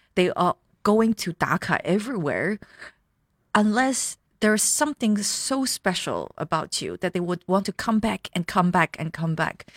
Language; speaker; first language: English; non-native, local second language; Cantonese